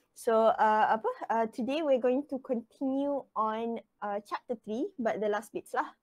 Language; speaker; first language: English; non-native, local second language; Malay